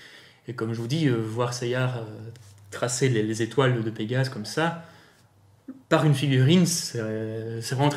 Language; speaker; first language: French; native; French